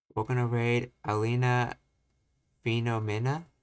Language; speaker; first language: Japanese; non-native, learner; English